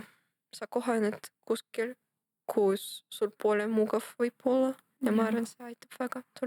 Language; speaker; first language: Estonian; non-native, local second language; Russian